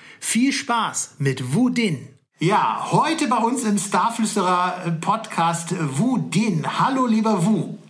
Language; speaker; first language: German; native; German